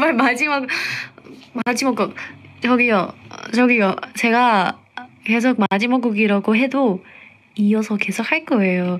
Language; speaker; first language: Korean; non-native, fluent; English